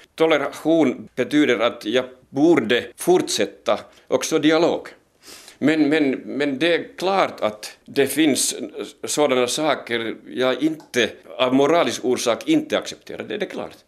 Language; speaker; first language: Swedish; non-native, local second language; Finnish